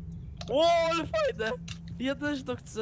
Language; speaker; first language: Polish; native; Polish